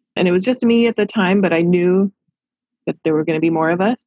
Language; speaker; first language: English; native; English